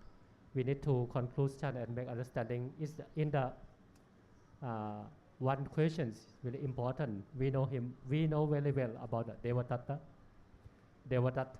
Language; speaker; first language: English; non-native, learner; Thai